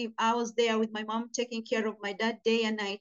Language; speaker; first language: English; non-native, local second language; Luyia